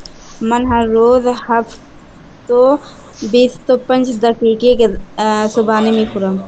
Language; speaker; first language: Persian; non-native, learner; Urdu